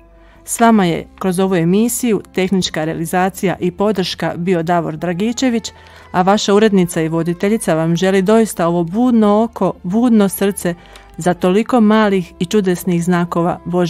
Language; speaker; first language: Croatian; native; Croatian